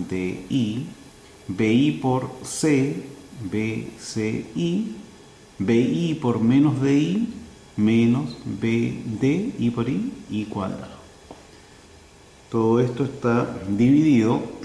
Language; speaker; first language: Spanish; native; Spanish